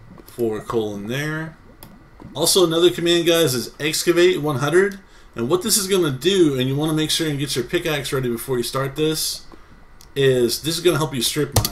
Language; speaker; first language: English; native; English